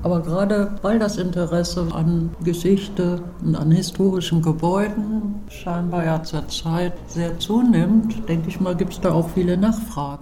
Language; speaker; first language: German; native; German